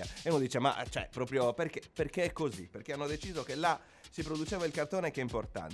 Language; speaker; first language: Italian; native; Italian